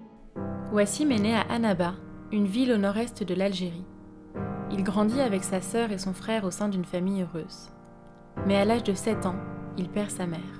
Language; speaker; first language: French; native; French